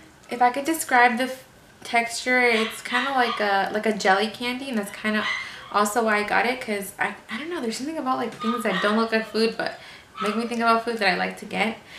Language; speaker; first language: English; early bilingual, other home language; Spanish